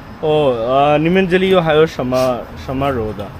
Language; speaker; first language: Chinese; non-native, learner; Bangla